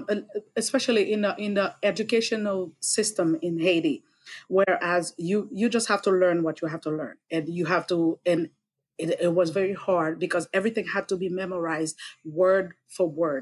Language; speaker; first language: English; non-native, fluent; Haitian Creole